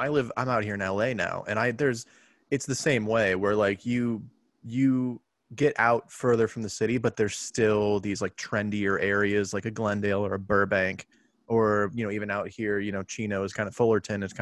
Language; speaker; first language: English; native; English